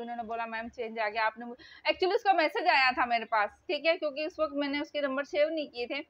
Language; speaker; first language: Hindi; native; Hindi